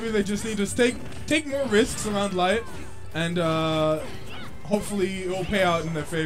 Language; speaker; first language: English; native; English